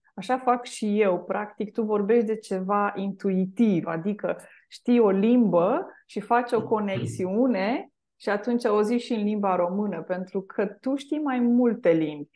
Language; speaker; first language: Romanian; native; Romanian